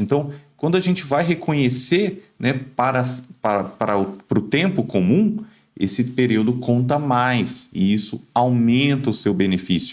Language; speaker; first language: Portuguese; native; Portuguese